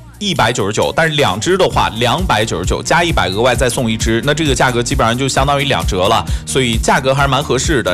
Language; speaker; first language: Chinese; native; Chinese